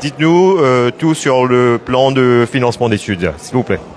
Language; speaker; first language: French; non-native, local second language; Morisyen